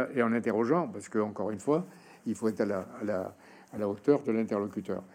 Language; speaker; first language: French; native; French